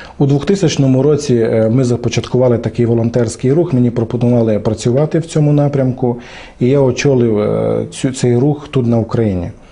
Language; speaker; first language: Ukrainian; non-native, local second language; Romany